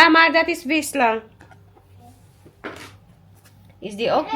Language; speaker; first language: Dutch; non-native, learner; Cebuano